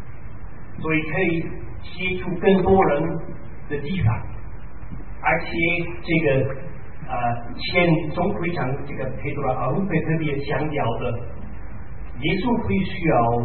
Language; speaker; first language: Chinese; non-native, fluent; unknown